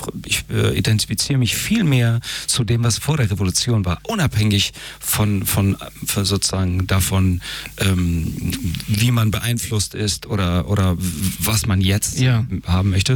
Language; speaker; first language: German; early bilingual, other home language; Persian